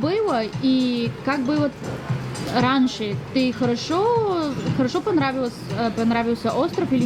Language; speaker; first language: Russian; non-native, learner; Bulgarian